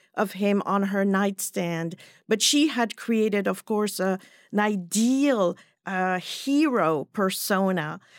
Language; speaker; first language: English; non-native, fluent; French